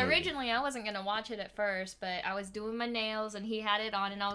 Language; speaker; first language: English; native; English